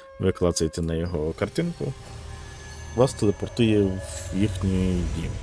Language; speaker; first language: Ukrainian; native; Ukrainian